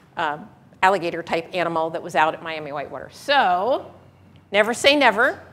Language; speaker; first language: English; native; English